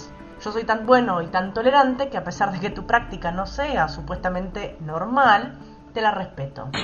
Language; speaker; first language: Spanish; native; Spanish